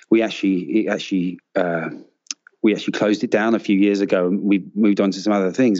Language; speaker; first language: English; native; English